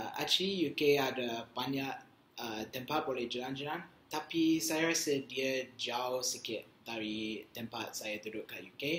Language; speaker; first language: Malay; non-native, learner; English